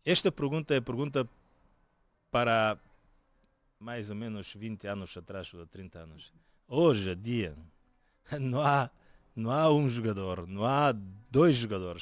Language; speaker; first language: Portuguese; non-native, fluent; Bulgarian